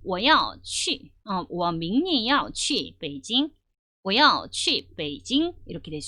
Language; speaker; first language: Chinese; non-native, fluent; Korean